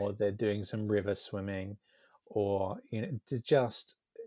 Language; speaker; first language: English; native; English